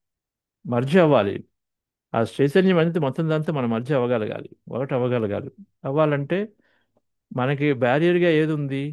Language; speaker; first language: Telugu; native; Telugu